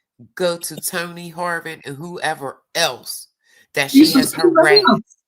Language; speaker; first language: English; native; English